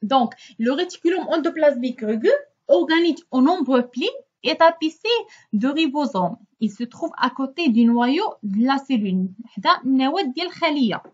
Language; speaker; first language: French; non-native, local second language; Arabic